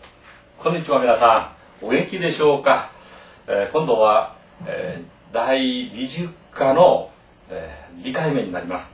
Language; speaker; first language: Japanese; non-native, fluent; Korean